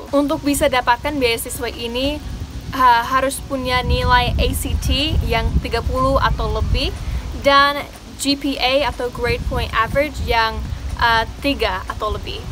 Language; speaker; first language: Indonesian; non-native, fluent; English